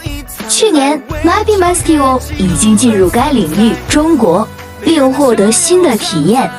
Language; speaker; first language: Chinese; non-native, learner; Malay